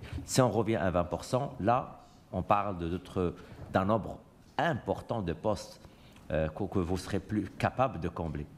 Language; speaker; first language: French; native; French